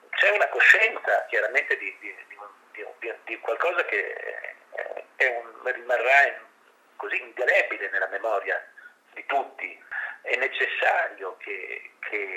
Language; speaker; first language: Italian; native; Italian